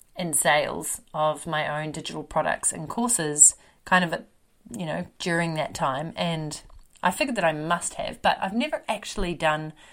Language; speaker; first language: English; native; English